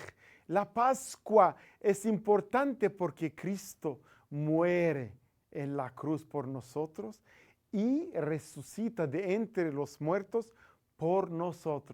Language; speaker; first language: Spanish; non-native, fluent; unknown